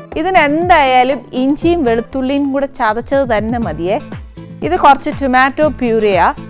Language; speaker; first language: Malayalam; native; Malayalam